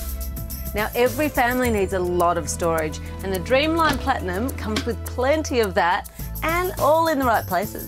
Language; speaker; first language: English; native; English